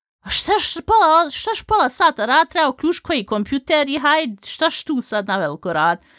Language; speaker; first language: Bosnian; early bilingual, heritage; Bosnian